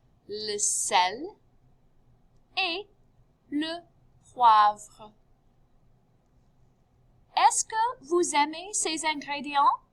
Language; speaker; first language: French; non-native, fluent; English